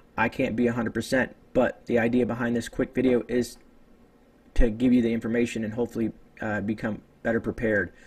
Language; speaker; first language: English; native; English